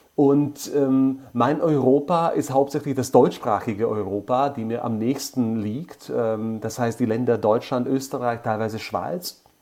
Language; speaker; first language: German; non-native, fluent; Slovak